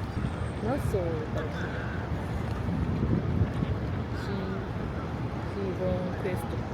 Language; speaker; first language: Japanese; native; Japanese